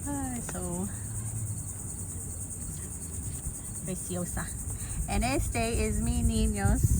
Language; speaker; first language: Spanish; non-native, learner; Lao